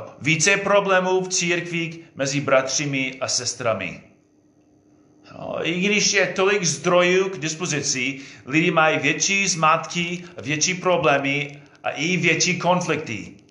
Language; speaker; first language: Czech; non-native, fluent; English